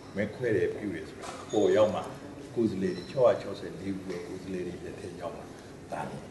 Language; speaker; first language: Burmese; non-native, local second language; Shwe Palaung